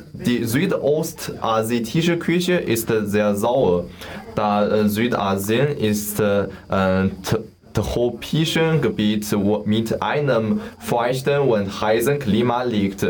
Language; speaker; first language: German; non-native, learner; Chinese